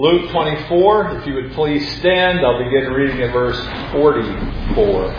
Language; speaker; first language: English; native; English